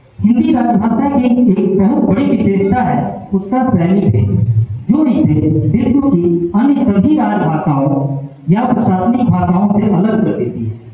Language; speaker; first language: Hindi; native; Hindi